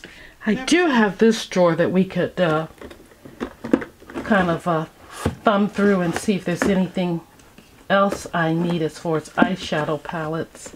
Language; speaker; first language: English; native; English